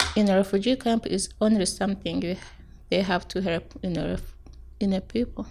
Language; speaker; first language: English; non-native, local second language; Rundi